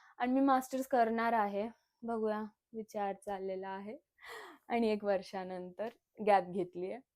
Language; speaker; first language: Marathi; non-native, local second language; Kannada